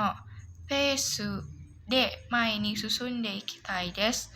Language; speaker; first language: Japanese; non-native, learner; Indonesian